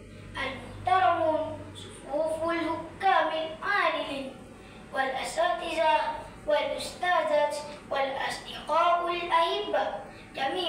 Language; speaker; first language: Arabic; non-native, learner; Malay